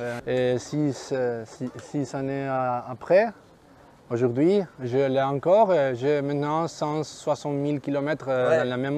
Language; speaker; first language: French; non-native, fluent; Spanish